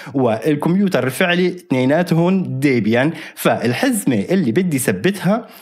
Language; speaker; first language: Arabic; native; Arabic